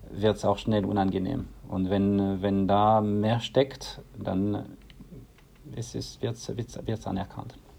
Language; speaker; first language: German; non-native, fluent; French